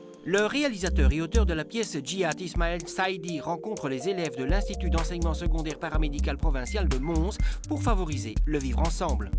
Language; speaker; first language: French; native; French